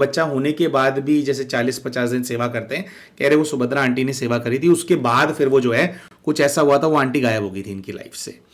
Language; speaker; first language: Hindi; native; Hindi